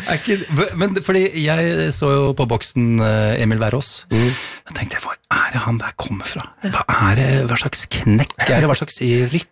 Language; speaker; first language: Norwegian; native; Norwegian